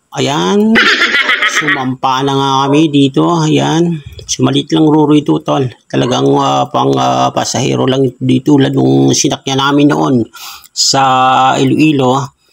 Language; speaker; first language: Filipino; non-native, local second language; Bikol